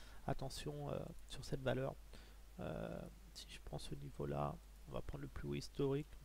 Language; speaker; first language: French; native; French